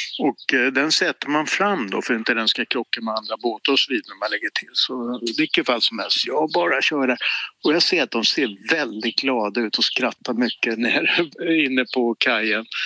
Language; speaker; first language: Swedish; native; Swedish